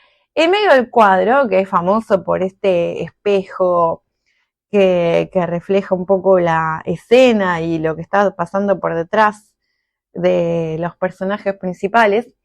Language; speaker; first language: Spanish; native; Spanish